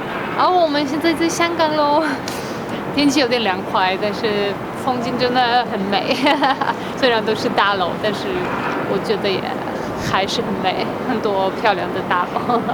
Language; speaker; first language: Chinese; non-native, fluent; Polish